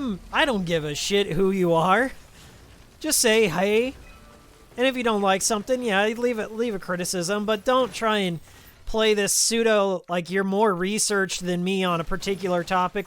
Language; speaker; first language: English; native; English